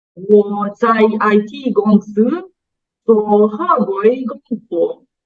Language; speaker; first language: Chinese; non-native, learner; Romanian